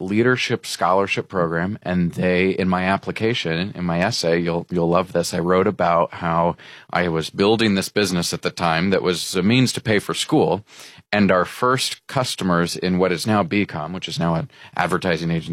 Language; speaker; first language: English; native; English